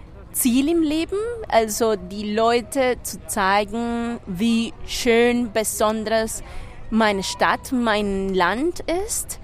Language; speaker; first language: German; non-native, fluent; Spanish